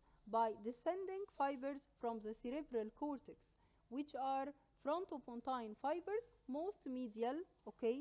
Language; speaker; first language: English; non-native, local second language; Arabic